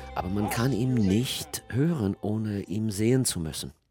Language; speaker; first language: German; non-native, fluent; English